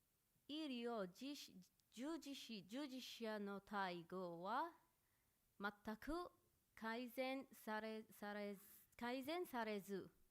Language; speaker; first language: Japanese; non-native, learner; Arabic